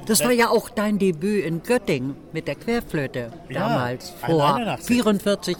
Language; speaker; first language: German; native; German